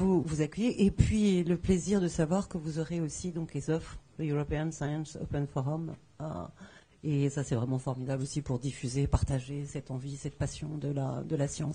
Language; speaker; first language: French; native; French